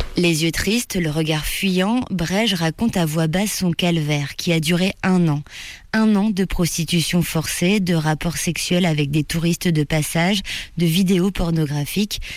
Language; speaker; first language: French; native; French